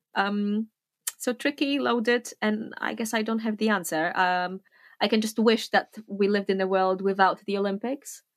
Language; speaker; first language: English; non-native, fluent; Polish